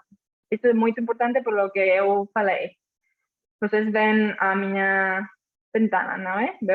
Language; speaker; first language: Portuguese; non-native, fluent; Catalan